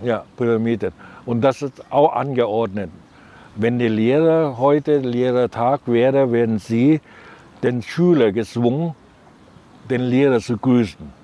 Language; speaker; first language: German; non-native, learner; Thai